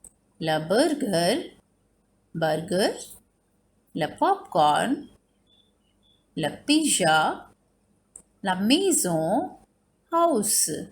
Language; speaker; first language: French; non-native, fluent; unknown